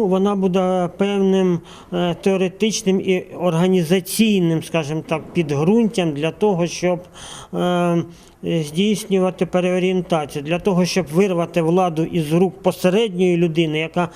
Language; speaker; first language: Ukrainian; native; Ukrainian